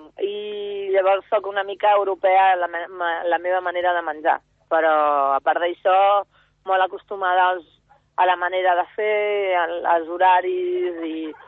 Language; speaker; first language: Catalan; early bilingual, other home language; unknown